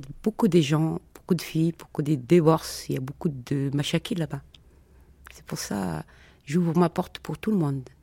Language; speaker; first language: French; non-native, learner; Arabic